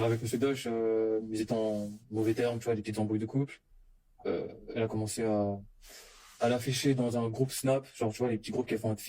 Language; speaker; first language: French; native; French